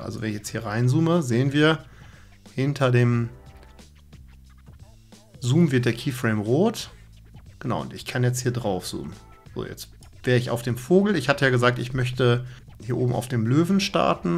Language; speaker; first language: German; native; German